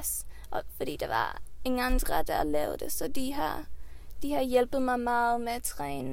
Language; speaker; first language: Danish; early bilingual, heritage; Swedish